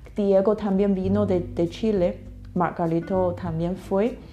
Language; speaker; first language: Spanish; non-native, fluent; Chinese